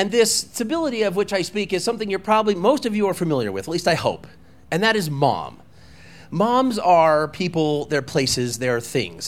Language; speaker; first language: English; native; English